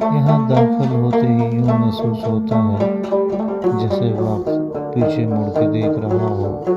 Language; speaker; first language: Urdu; native; Urdu